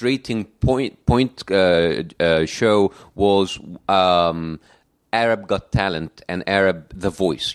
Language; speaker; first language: English; non-native, fluent; Arabic